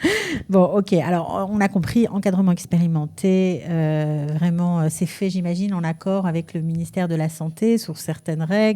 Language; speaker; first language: French; native; French